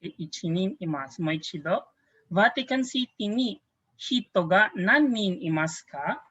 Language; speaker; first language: Japanese; non-native, fluent; Filipino